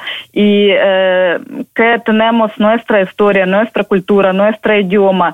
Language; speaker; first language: Spanish; non-native, learner; Ukrainian